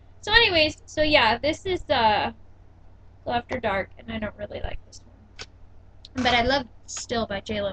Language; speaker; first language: English; native; English